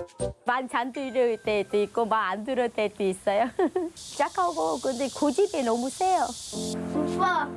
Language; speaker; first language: Korean; non-native, learner; Vietnamese